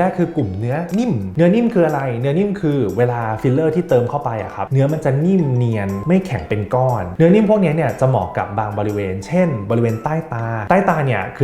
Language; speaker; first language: Thai; native; Thai